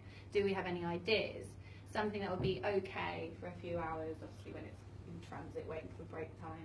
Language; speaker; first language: English; native; English